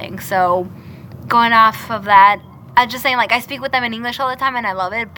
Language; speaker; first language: English; non-native, fluent; Spanish